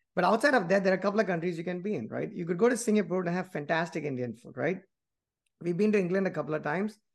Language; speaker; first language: English; non-native, local second language; Tamil